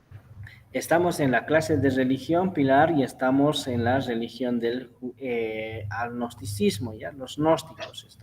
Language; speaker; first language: Spanish; native; Spanish